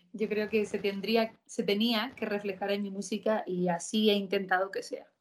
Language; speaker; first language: Spanish; native; Spanish